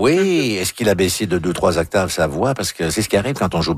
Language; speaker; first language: French; native; French